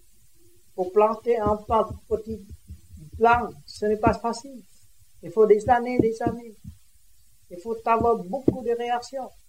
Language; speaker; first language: French; non-native, learner; Vietnamese